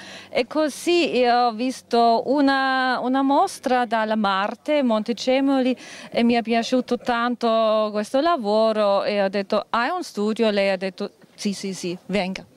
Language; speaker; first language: Italian; non-native, fluent; German